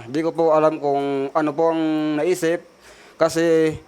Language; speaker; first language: Filipino; native; Filipino